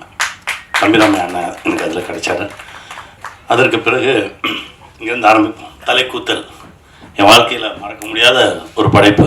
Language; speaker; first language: Tamil; native; Tamil